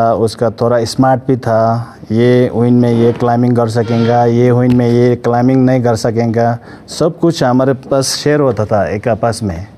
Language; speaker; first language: Hindi; non-native, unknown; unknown